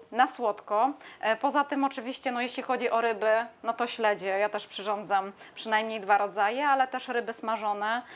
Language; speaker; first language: Polish; native; Polish